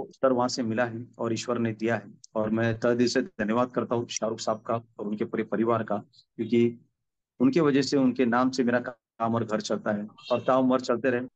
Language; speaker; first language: Hindi; non-native, local second language; Marathi